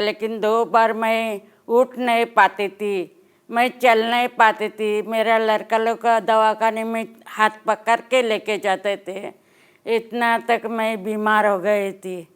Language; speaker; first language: Hindi; non-native, local second language; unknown